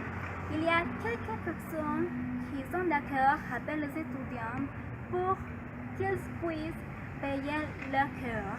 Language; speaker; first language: French; non-native, learner; Spanish